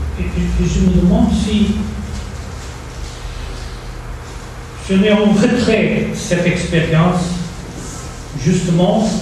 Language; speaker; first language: French; non-native, fluent; Portuguese